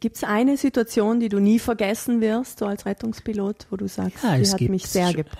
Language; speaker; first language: German; native; German